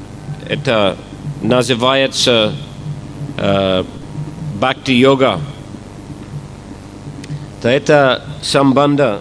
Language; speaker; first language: Russian; non-native, fluent; English